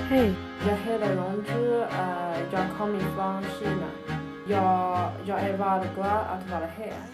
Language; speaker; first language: Swedish; non-native, learner; Chinese